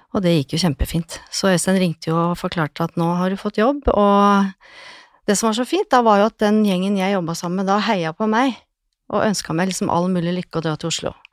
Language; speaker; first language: Norwegian; native; Norwegian